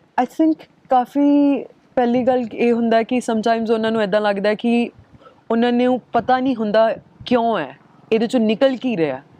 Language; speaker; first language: Punjabi; early bilingual, heritage; Punjabi